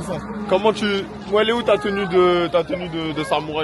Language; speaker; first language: French; native; French